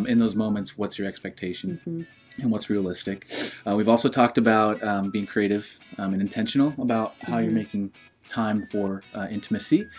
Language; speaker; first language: English; native; English